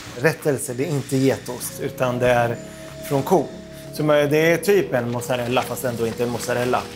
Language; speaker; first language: Swedish; early bilingual, other home language; Arabic